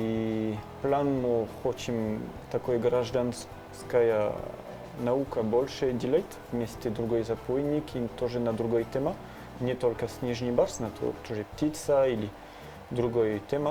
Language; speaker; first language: Russian; non-native, learner; French